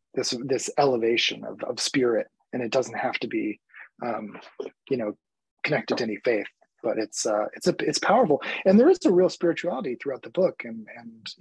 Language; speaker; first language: English; early bilingual, other home language; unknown